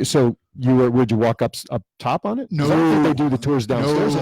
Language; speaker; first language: English; native; English